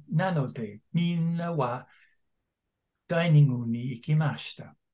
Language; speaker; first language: Japanese; non-native, learner; English